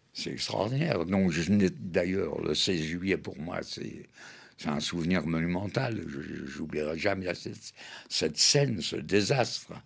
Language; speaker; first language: French; native; French